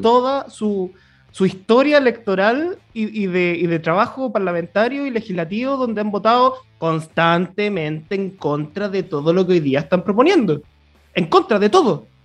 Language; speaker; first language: Spanish; native; Spanish